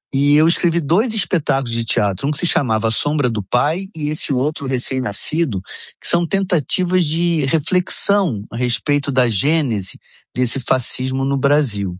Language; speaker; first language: Portuguese; native; Portuguese